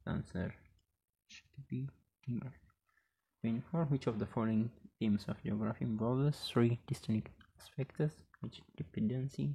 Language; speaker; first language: English; non-native, local second language; Amharic